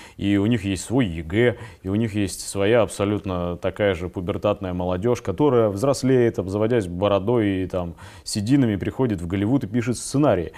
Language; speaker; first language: Russian; native; Russian